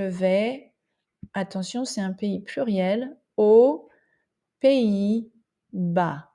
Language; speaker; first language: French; non-native, fluent; English